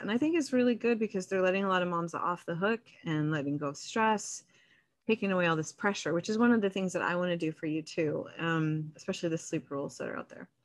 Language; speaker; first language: English; native; English